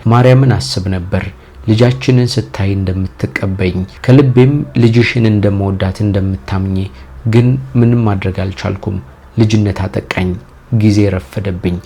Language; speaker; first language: Amharic; native; Amharic